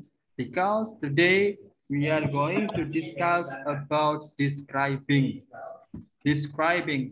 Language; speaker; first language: English; non-native, learner; Indonesian